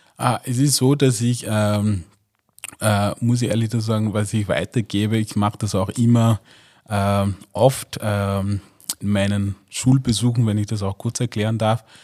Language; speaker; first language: German; non-native, fluent; Mossi